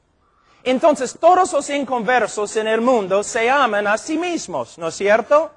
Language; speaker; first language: Spanish; non-native, fluent; English